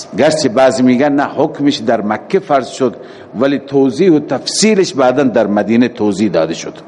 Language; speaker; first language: Persian; native; Persian